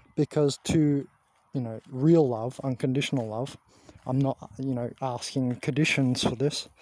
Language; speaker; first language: English; native; English